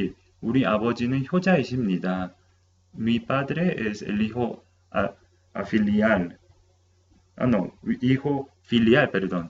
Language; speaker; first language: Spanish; non-native, fluent; Korean